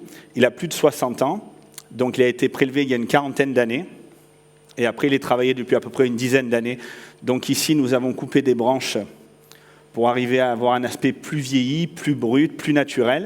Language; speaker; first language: French; native; French